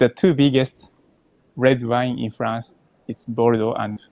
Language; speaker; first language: English; non-native, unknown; Japanese